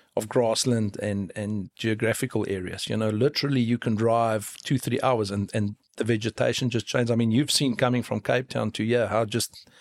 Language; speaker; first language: English; non-native, local second language; Afrikaans